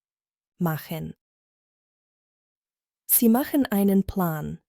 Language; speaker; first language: German; non-native, fluent; Croatian